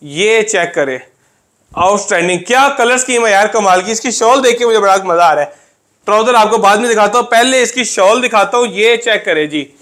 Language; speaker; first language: Urdu; non-native, local second language; Punjabi